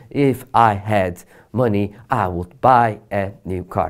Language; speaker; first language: English; non-native, fluent; Turkish